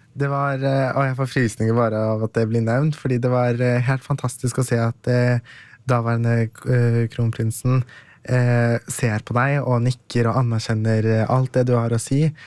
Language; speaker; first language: Norwegian; early bilingual, other home language; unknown